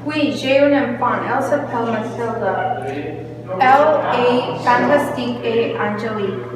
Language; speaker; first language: French; non-native, learner; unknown